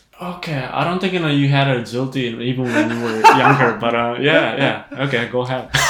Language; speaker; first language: English; non-native, fluent; Japanese